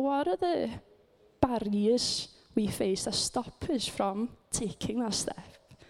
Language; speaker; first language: English; native; English